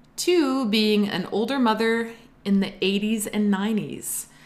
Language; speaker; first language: English; native; English